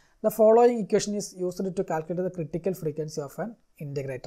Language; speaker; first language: English; non-native, local second language; Malayalam